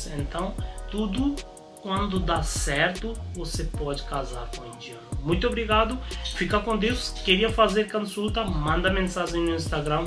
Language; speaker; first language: Portuguese; non-native, learner; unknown